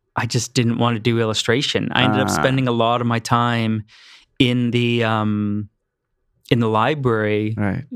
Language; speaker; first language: English; native; English